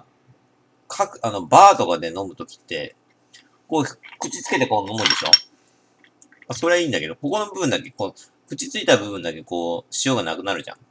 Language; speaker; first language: Japanese; native; Japanese